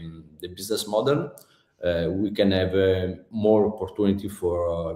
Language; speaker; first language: English; non-native, learner; Italian